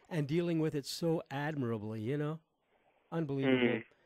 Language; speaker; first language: English; native; English